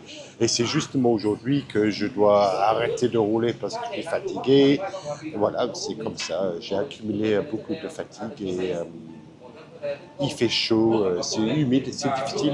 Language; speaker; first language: French; non-native, fluent; English